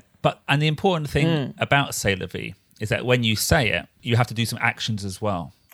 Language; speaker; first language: English; native; English